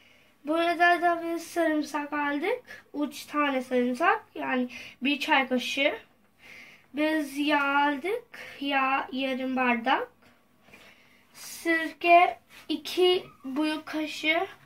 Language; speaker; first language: Turkish; non-native, learner; Urdu